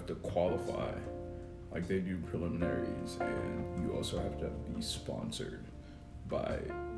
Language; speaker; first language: English; non-native, local second language; Yoruba